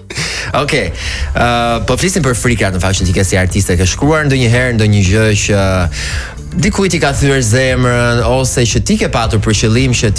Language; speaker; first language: Albanian; native; Albanian